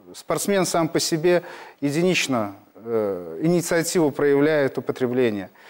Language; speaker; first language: Russian; native; Russian